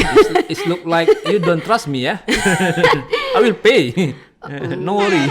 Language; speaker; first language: English; non-native, learner; Indonesian